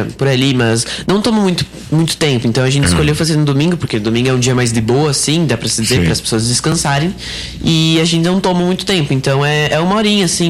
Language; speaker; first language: Portuguese; native; Portuguese